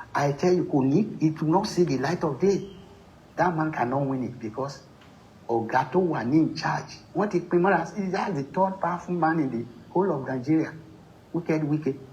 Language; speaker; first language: English; non-native, local second language; Yoruba